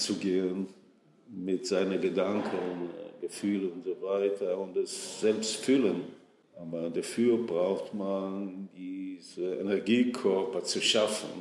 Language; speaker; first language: German; non-native, fluent; Hebrew